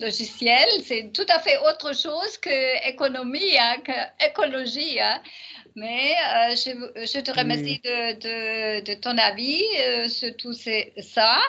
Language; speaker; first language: French; non-native, learner; German